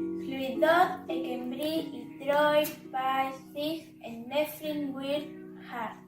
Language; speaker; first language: Welsh; non-native, learner; Spanish